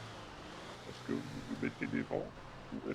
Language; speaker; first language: French; native; French